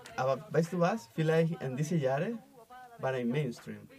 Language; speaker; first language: German; non-native, learner; Spanish